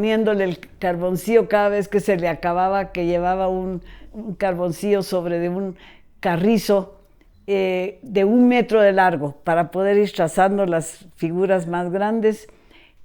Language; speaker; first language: Spanish; native; Spanish